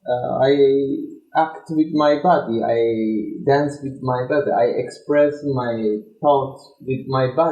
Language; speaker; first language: English; non-native, learner; Turkish